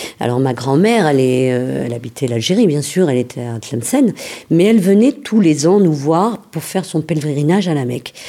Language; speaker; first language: French; early bilingual, other home language; Arabic